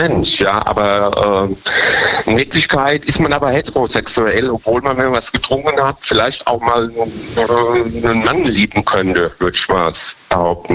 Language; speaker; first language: German; native; German